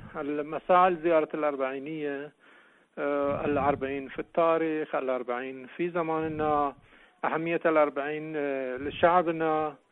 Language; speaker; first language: Arabic; non-native, local second language; Persian